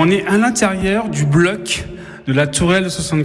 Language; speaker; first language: French; native; French